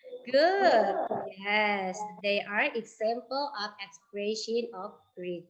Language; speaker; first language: English; non-native, learner; Indonesian